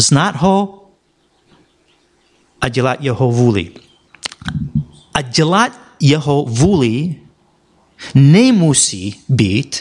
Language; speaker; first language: Czech; non-native, fluent; English